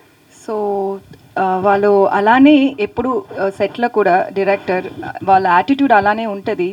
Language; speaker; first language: Telugu; non-native, learner; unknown